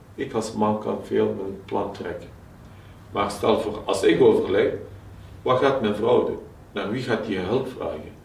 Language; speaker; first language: Dutch; early bilingual, other home language; Turkish